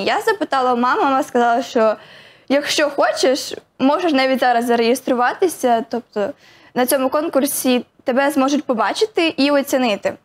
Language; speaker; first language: Ukrainian; native; Ukrainian